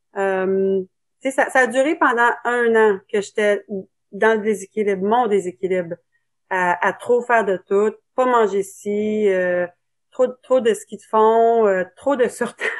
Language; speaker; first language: French; native; French